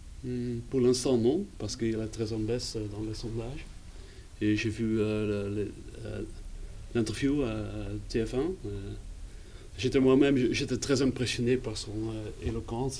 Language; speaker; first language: French; non-native, fluent; Dutch